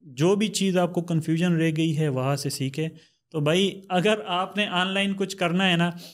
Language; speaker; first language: Urdu; non-native, local second language; Pashto